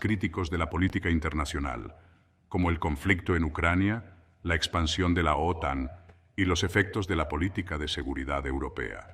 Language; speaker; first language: Spanish; native; Spanish